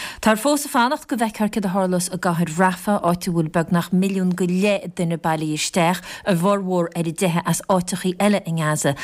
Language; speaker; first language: Irish; native; Irish